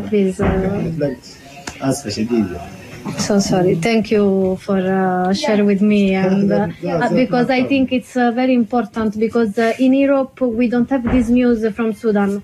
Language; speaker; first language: English; non-native, learner; Italian